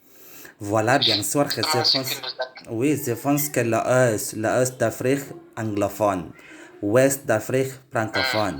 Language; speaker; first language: French; non-native, learner; Indonesian